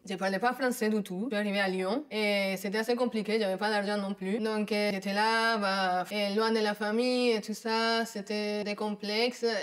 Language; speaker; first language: French; non-native, fluent; Spanish